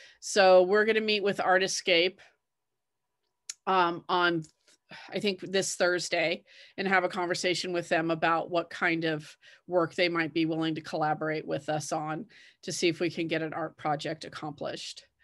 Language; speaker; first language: English; native; English